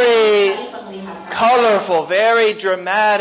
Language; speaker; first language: English; native; English